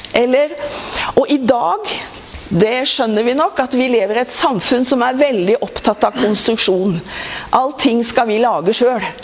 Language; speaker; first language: Norwegian; native; Norwegian